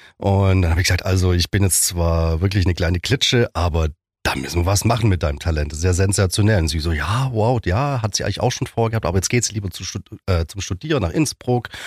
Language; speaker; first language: German; native; German